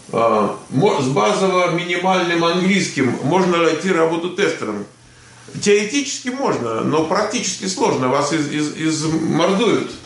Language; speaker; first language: Russian; native; Russian